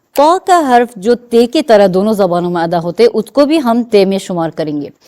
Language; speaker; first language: Urdu; non-native, fluent; Persian